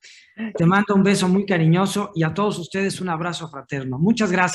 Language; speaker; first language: Spanish; native; Spanish